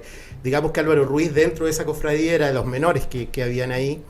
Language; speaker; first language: Spanish; native; Spanish